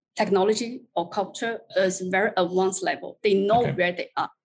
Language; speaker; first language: English; non-native, fluent; Chinese